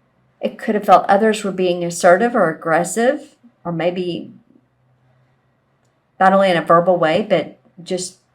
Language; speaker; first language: English; native; English